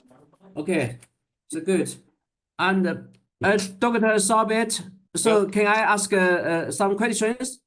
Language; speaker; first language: English; non-native, learner; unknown